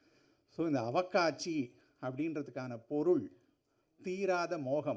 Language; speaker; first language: Tamil; native; Tamil